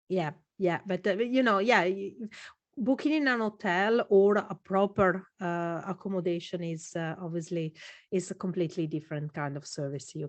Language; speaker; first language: English; non-native, fluent; Italian